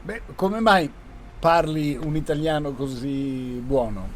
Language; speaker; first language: Italian; native; Italian